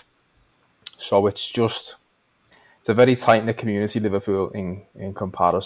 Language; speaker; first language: English; native; English